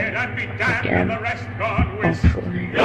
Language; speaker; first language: English; native; English